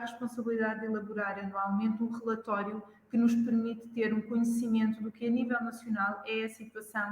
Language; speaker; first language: Portuguese; native; Portuguese